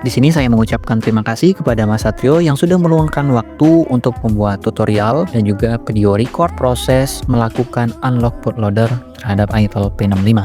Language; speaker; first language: Indonesian; native; Indonesian